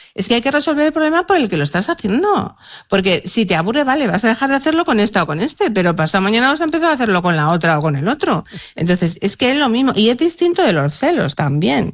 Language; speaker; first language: Spanish; native; Spanish